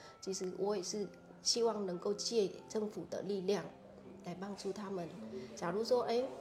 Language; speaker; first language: Chinese; non-native, fluent; Vietnamese